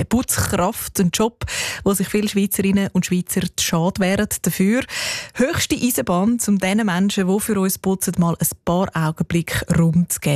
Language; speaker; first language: German; native; German